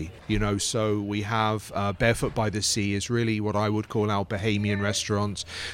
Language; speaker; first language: English; native; English